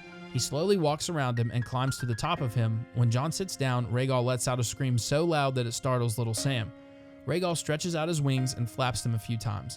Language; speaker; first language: English; native; English